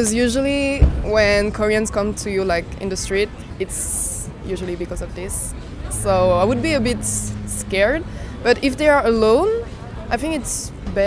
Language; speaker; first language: English; non-native, fluent; French